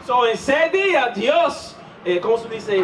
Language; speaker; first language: Spanish; non-native, learner; English